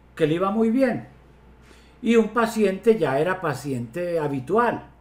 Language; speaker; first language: Spanish; native; Spanish